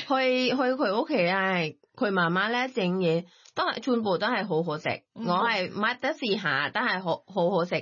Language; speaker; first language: Cantonese; non-native, learner; Thai